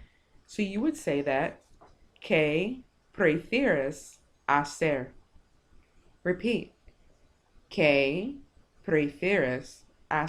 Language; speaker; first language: Spanish; non-native, fluent; English